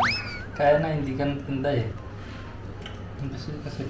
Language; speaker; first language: Filipino; non-native, learner; Hindi